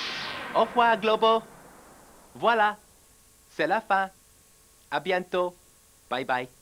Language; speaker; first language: French; non-native, fluent; English